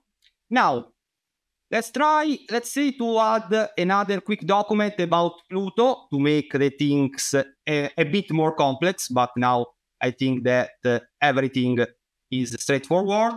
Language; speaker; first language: English; non-native, fluent; Italian